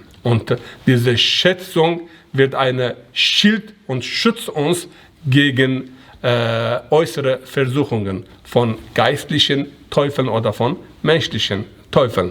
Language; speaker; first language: German; non-native, learner; Persian